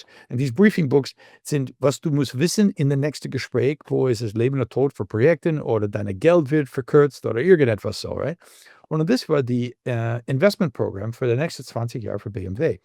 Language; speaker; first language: German; non-native, learner; English